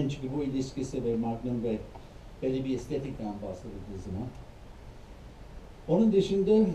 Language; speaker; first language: Turkish; non-native, fluent; English